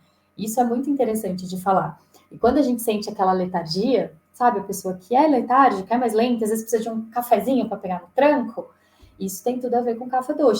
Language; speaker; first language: Portuguese; native; Portuguese